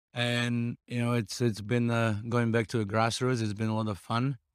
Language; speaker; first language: English; non-native, fluent; Slovak